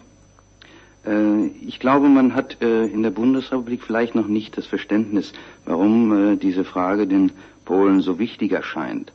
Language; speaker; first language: German; native; German